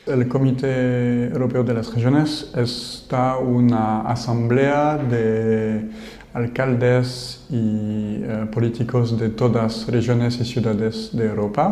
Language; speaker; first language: Spanish; non-native, learner; French